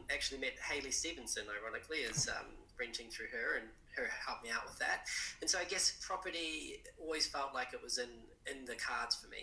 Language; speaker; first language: English; native; English